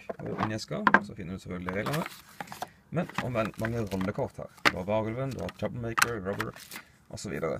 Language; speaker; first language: Norwegian; native; Norwegian